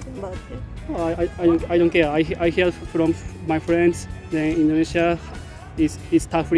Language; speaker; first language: English; non-native, learner; Japanese